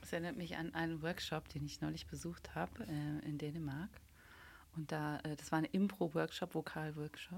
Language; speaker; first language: German; native; German